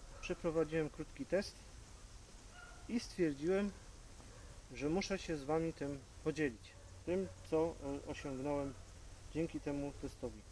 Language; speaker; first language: Polish; native; Polish